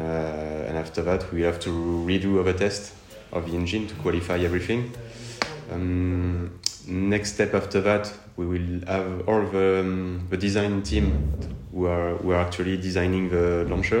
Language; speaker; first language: English; non-native, fluent; French